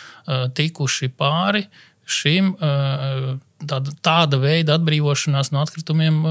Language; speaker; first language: Latvian; native; Latvian